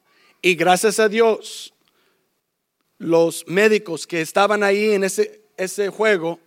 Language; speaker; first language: Spanish; early bilingual, heritage; English